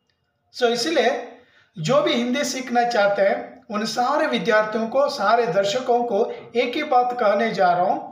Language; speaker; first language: Hindi; non-native, local second language; Kannada